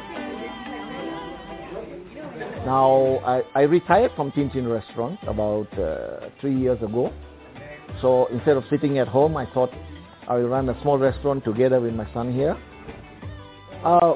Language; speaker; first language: English; non-native, local second language; Cantonese